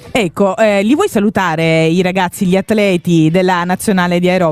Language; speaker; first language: Italian; native; Italian